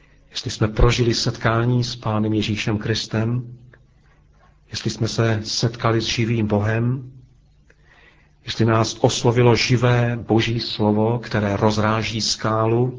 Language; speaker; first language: Czech; native; Czech